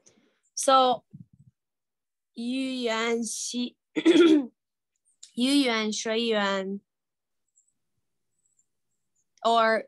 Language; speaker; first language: Chinese; non-native, learner; English